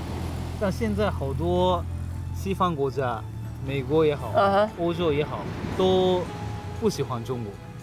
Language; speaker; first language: Chinese; non-native, fluent; Japanese